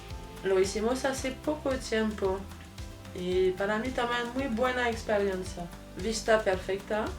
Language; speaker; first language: Spanish; non-native, fluent; French